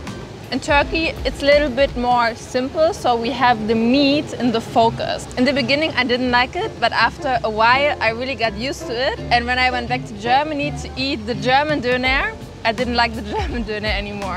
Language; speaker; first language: English; non-native, fluent; German